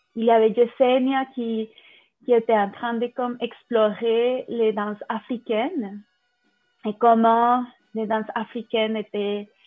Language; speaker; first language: French; non-native, fluent; Spanish